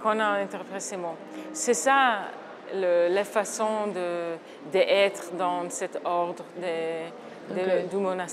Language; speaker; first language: French; non-native, fluent; Hebrew